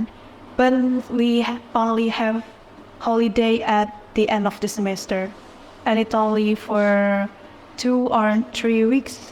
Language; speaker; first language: English; non-native, fluent; Indonesian